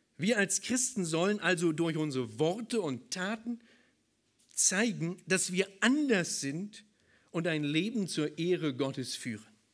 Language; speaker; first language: German; native; German